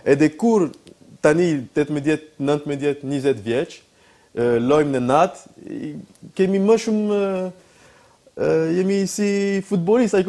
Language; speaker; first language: Albanian; non-native, learner; French